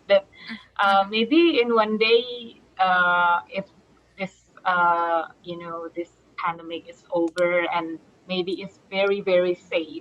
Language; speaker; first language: English; non-native, fluent; Indonesian